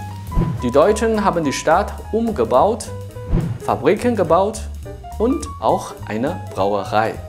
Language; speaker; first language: German; non-native, local second language; Chinese